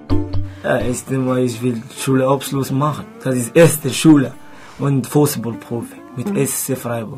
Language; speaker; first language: German; non-native, learner; Arabic